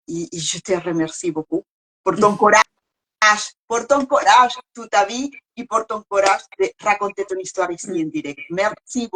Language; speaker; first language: French; non-native, learner; Spanish